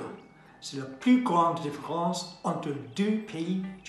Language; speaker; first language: French; non-native, learner; Japanese